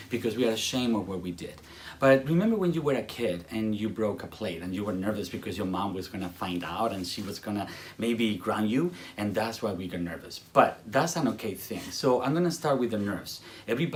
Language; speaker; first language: English; non-native, fluent; Spanish